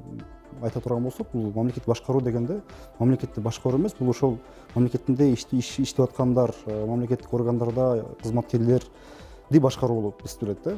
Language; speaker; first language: Kyrgyz; native; Kyrgyz